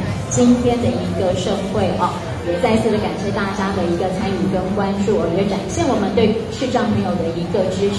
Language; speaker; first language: Chinese; native; Chinese